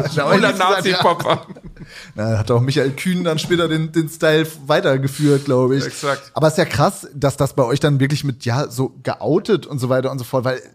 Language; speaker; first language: German; native; German